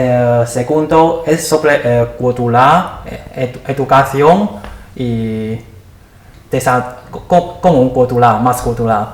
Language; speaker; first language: Spanish; non-native, learner; Chinese